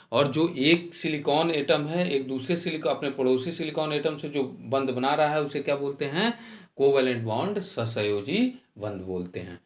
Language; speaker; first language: Hindi; native; Hindi